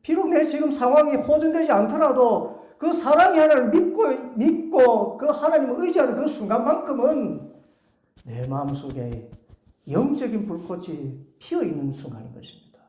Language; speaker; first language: Korean; native; Korean